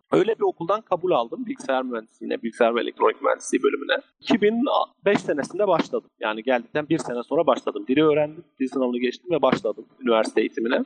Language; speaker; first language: Turkish; native; Turkish